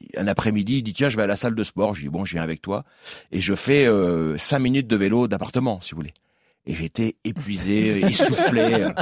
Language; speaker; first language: French; native; French